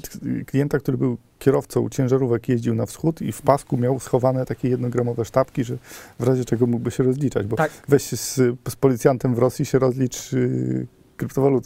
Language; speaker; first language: Polish; native; Polish